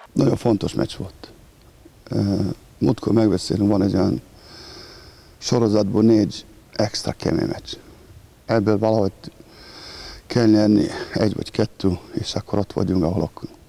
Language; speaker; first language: Hungarian; non-native, learner; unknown